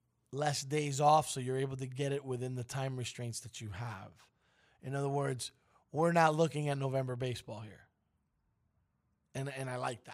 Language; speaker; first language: English; native; English